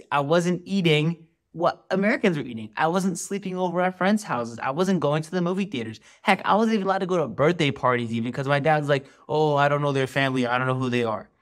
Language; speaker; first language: English; native; English